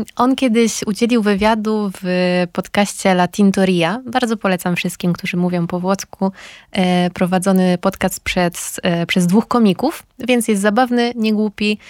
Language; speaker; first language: Polish; native; Polish